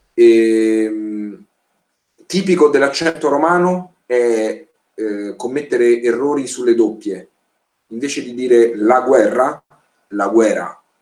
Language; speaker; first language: Italian; native; Italian